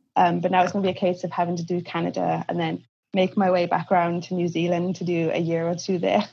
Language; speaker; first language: English; native; English